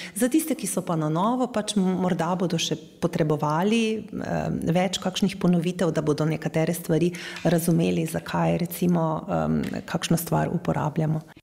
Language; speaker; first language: Slovenian; native; Slovenian